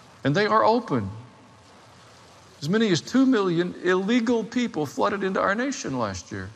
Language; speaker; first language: English; native; English